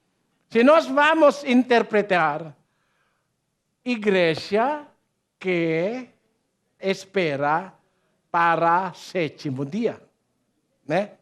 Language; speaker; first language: Portuguese; non-native, learner; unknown